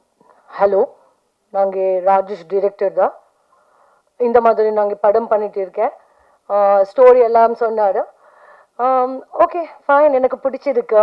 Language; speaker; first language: Tamil; non-native, fluent; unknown